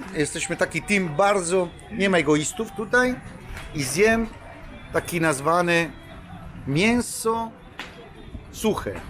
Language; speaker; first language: Polish; non-native, fluent; Italian